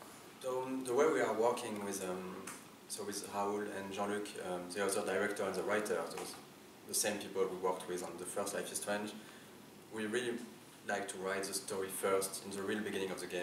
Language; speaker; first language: English; non-native, fluent; French